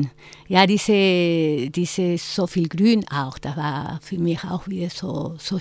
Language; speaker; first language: German; non-native, fluent; Spanish